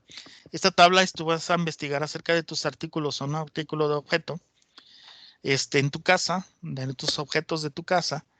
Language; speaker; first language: Spanish; native; Spanish